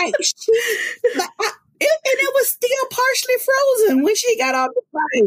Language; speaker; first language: English; native; English